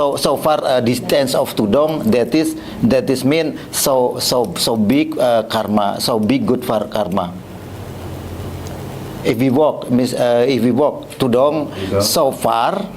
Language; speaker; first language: English; non-native, learner; Indonesian